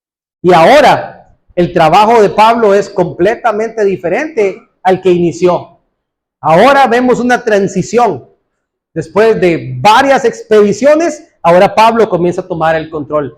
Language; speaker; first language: Spanish; native; Spanish